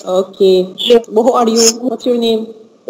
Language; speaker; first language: English; non-native, learner; Arabic